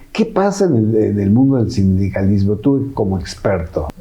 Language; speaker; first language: Spanish; native; Spanish